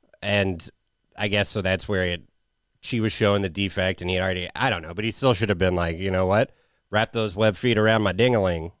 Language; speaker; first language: English; native; English